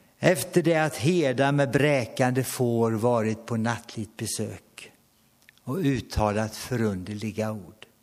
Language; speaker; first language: Swedish; native; Swedish